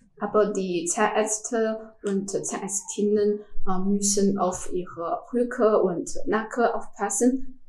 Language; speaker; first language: German; non-native, learner; Chinese